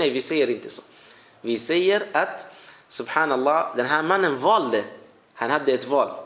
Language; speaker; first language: Swedish; non-native, fluent; Arabic